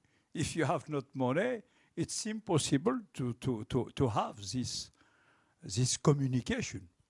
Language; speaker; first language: English; non-native, local second language; French